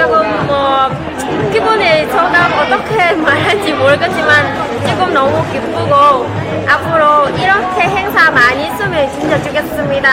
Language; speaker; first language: Korean; non-native, learner; Vietnamese